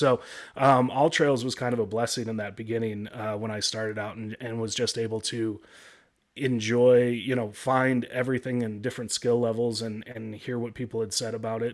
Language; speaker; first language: English; native; English